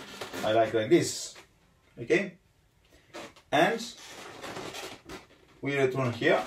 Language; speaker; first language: English; non-native, learner; Italian